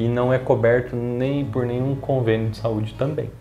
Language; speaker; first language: Portuguese; native; Portuguese